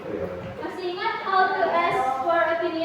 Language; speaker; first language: English; non-native, fluent; Indonesian